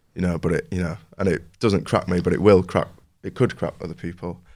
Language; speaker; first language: English; native; English